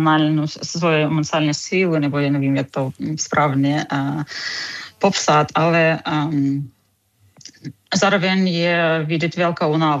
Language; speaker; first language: Czech; non-native, fluent; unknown